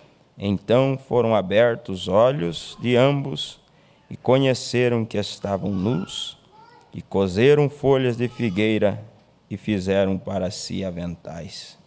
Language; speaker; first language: Portuguese; native; Portuguese